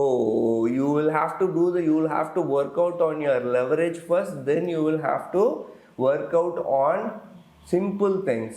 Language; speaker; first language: English; non-native, local second language; Tamil